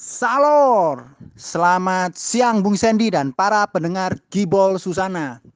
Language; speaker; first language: Indonesian; native; Indonesian